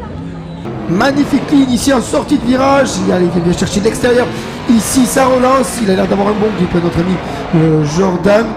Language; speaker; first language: French; native; French